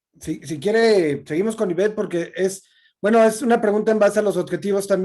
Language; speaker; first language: Spanish; native; Spanish